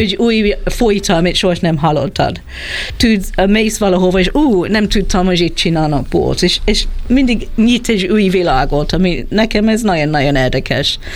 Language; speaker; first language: Hungarian; non-native, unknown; English